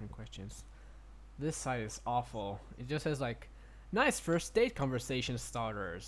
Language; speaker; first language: English; non-native, fluent; Hebrew